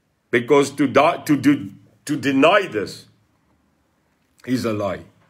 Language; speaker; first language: English; non-native, local second language; Afrikaans